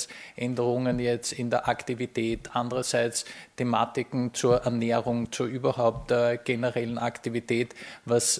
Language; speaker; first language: German; native; German